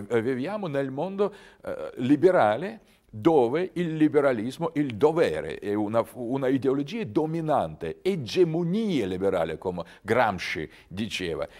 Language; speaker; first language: Italian; non-native, learner; Russian